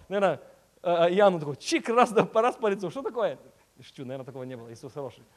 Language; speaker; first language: Russian; early bilingual, heritage; Russian